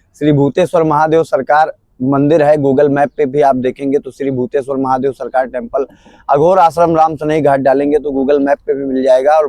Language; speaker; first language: Hindi; native; Hindi